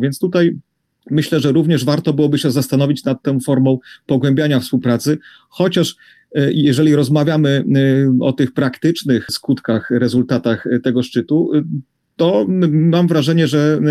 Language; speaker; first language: Polish; native; Polish